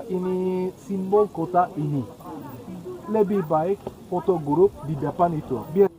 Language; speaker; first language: Indonesian; non-native, fluent; Turkish